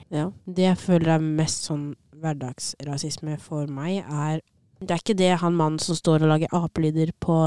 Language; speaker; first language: Norwegian; native; Norwegian